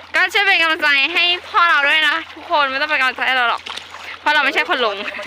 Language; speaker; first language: Thai; native; Thai